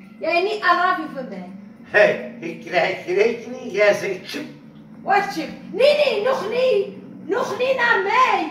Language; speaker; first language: Dutch; non-native, learner; Arabic